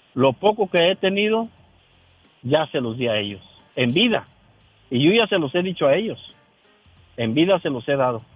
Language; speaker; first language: Spanish; native; Spanish